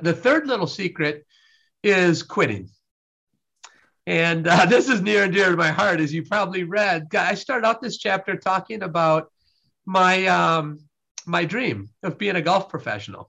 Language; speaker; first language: English; native; English